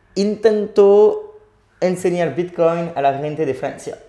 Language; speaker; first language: Spanish; non-native, fluent; French